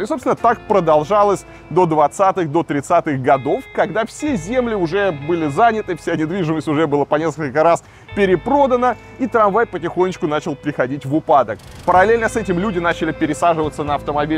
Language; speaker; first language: Russian; native; Russian